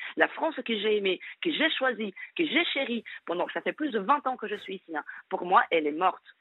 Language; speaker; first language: French; non-native, fluent; Portuguese